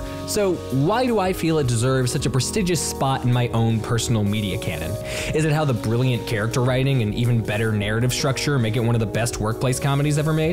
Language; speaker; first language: English; native; English